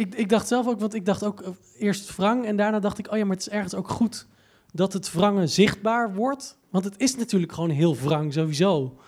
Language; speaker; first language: Dutch; native; Dutch